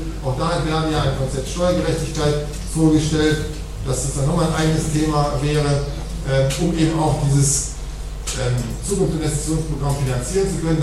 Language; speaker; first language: German; native; German